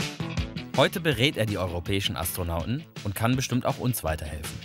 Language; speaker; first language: German; native; German